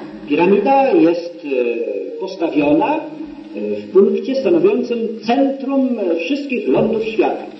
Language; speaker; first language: Polish; native; Polish